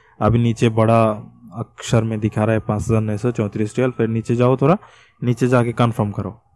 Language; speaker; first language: Hindi; non-native, fluent; Bangla